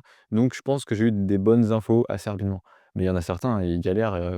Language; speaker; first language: French; native; French